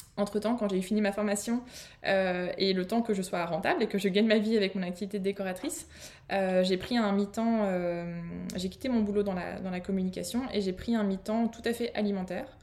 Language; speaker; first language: French; native; French